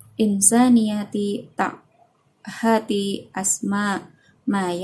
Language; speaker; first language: Arabic; non-native, fluent; Indonesian